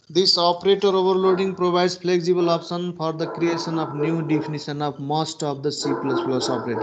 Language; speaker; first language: English; non-native, local second language; Nepali